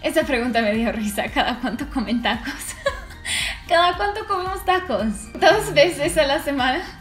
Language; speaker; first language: Spanish; non-native, fluent; Russian